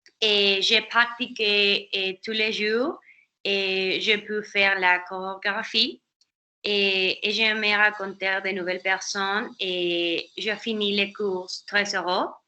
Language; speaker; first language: French; non-native, learner; Spanish